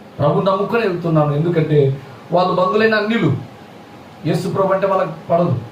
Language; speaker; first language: Telugu; non-native, local second language; Lambadi